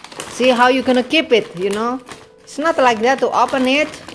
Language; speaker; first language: English; non-native, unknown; Indonesian